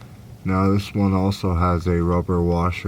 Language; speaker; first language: English; native; English